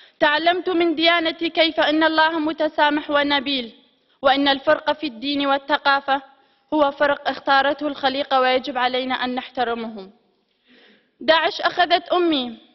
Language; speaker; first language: Arabic; non-native, local second language; Kurdish